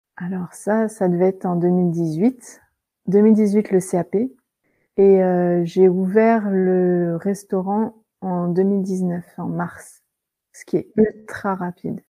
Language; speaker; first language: French; native; French